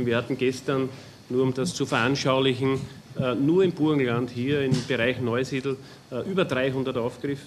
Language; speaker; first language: German; native; German